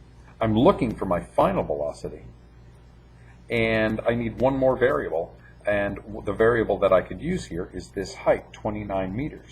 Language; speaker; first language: English; native; English